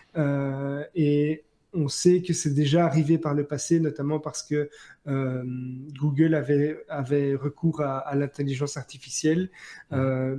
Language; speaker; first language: French; native; French